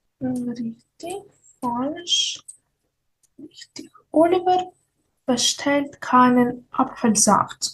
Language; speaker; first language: German; non-native, fluent; Ukrainian